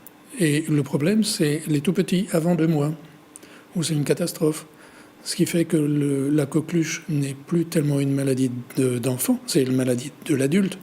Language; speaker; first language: French; native; French